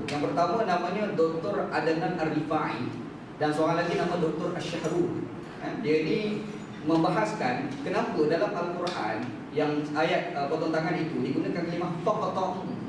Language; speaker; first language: Malay; native; Malay